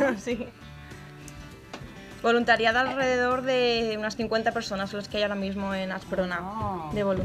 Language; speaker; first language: Spanish; native; Spanish